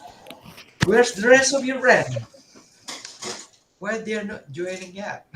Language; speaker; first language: English; non-native, fluent; Indonesian